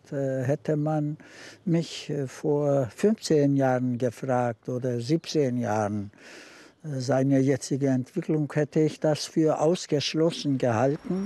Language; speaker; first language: German; non-native, fluent; Turkish